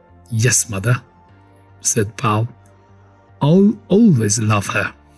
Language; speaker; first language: English; non-native, fluent; Persian